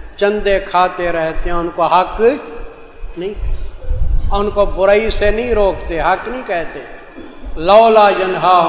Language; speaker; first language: Urdu; non-native, local second language; Saraiki